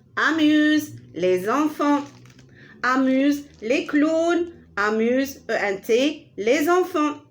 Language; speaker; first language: French; non-native, local second language; Arabic